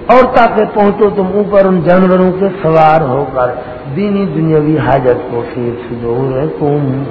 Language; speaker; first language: Urdu; non-native, local second language; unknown